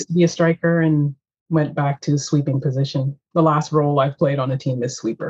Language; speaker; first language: English; native; English